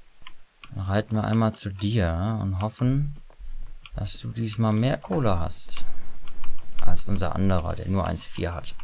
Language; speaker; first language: German; native; German